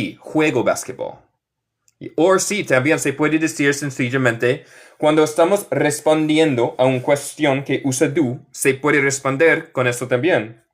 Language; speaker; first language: Spanish; non-native, fluent; English